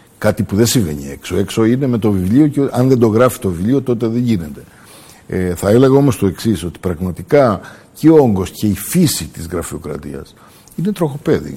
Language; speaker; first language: Greek; early bilingual, heritage; Greek